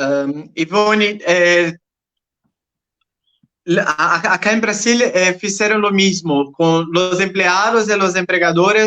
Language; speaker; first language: Spanish; non-native, learner; Portuguese